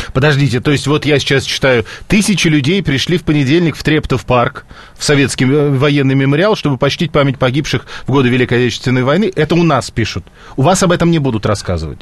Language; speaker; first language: Russian; native; Russian